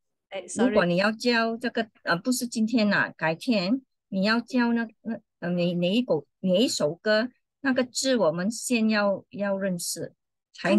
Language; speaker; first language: Chinese; non-native, fluent; English